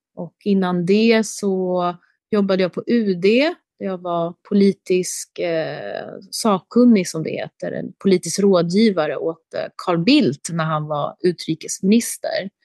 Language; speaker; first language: Swedish; early bilingual, other home language; Albanian